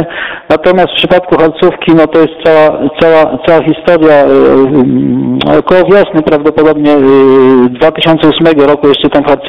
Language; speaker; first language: Polish; native; Polish